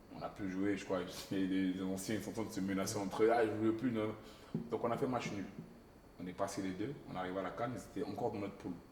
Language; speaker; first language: French; early bilingual, other home language; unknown